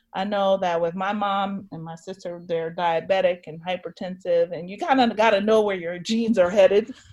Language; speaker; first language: English; native; English